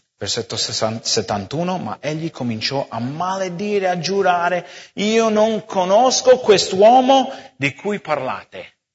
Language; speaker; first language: Italian; non-native, fluent; English